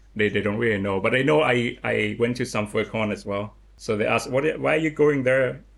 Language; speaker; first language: English; non-native, learner; Lao